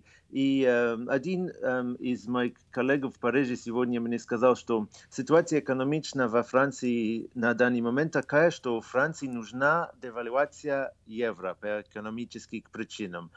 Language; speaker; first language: Russian; non-native, fluent; English